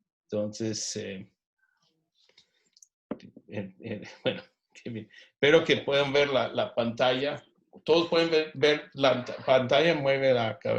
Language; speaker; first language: Spanish; non-native, fluent; English